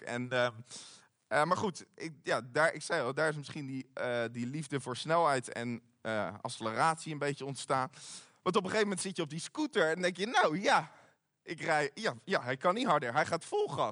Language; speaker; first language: Dutch; native; Dutch